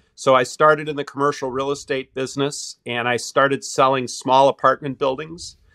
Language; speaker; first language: English; native; English